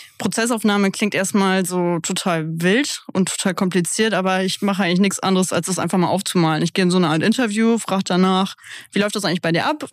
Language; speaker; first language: German; native; German